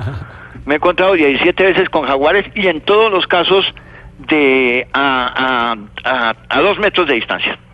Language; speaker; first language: Spanish; native; Spanish